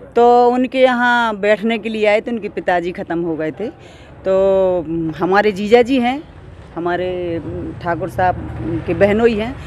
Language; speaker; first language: Hindi; native; Hindi